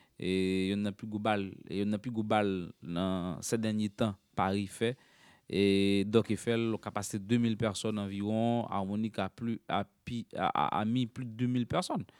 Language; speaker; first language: French; non-native, local second language; Haitian Creole